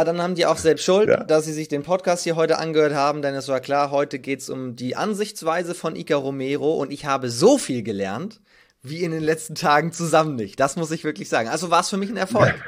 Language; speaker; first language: German; native; German